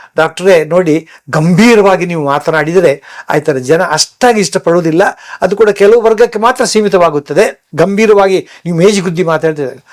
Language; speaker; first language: Kannada; native; Kannada